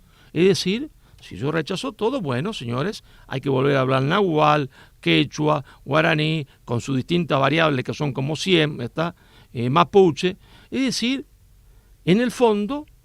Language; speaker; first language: Spanish; native; Spanish